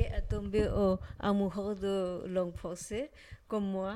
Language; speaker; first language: French; non-native, learner; Bangla